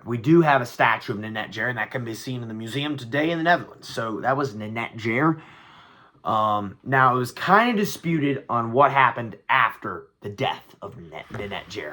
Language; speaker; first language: English; native; English